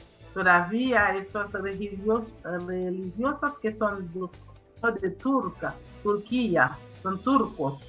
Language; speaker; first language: Spanish; non-native, fluent; Haitian Creole